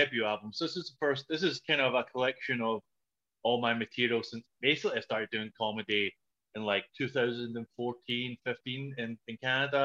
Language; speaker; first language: English; native; English